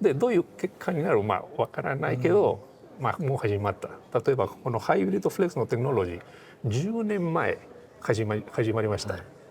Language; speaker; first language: Japanese; non-native, fluent; Portuguese